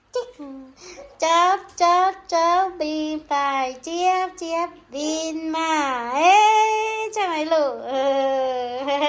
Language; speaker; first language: Thai; non-native, local second language; Hmong